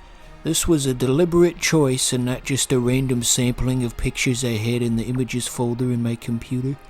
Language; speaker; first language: English; native; English